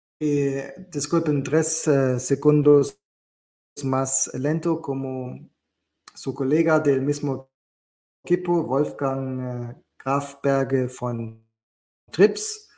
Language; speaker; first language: Spanish; non-native, learner; German